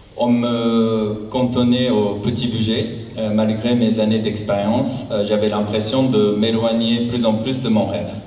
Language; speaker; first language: French; non-native, fluent; Japanese